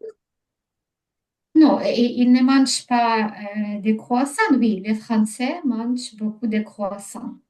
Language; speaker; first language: French; non-native, learner; Ukrainian